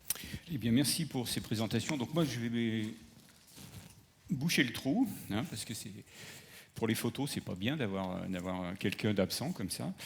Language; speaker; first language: French; native; French